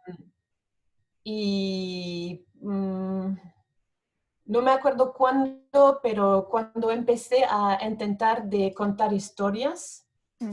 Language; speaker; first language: Spanish; non-native, fluent; French